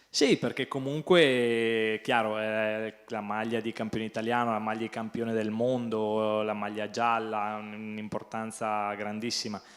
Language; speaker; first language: Italian; native; Italian